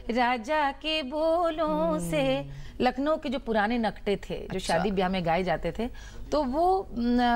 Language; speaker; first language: Hindi; native; Hindi